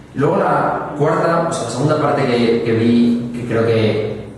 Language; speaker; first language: Spanish; native; Spanish